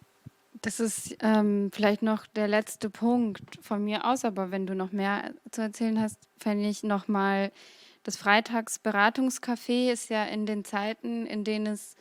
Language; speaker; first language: German; native; German